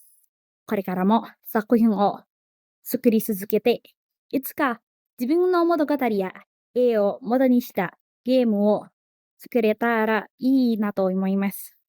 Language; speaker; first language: Japanese; non-native, learner; Indonesian